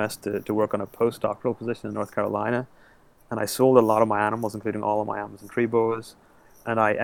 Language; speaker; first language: English; native; English